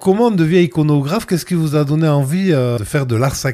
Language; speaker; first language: French; native; French